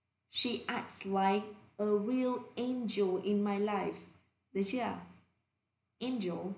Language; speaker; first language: English; non-native, fluent; Vietnamese